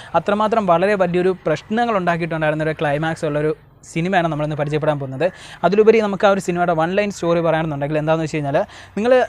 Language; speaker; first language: Malayalam; native; Malayalam